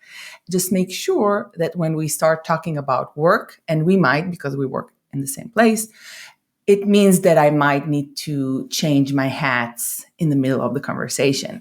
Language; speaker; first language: English; non-native, fluent; Hebrew